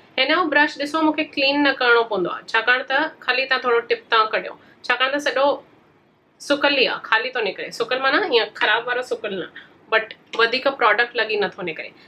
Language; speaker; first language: Sindhi; early bilingual, heritage; Sindhi